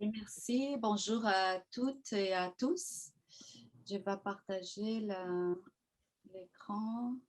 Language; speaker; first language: French; non-native, fluent; Portuguese